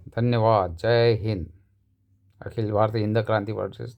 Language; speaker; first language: Hindi; non-native, local second language; Marathi